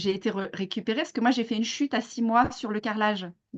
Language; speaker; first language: French; native; French